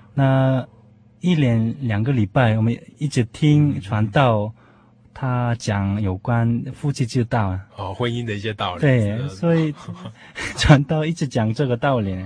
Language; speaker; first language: Chinese; non-native, fluent; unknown